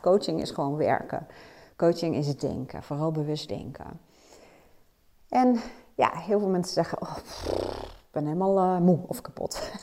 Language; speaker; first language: Dutch; native; Dutch